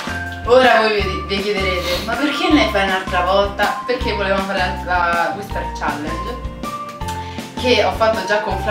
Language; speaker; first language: Italian; native; Italian